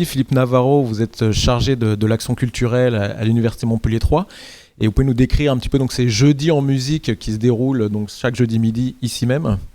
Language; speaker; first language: French; native; French